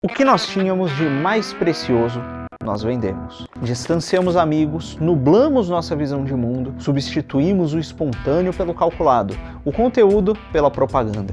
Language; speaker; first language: Portuguese; native; Portuguese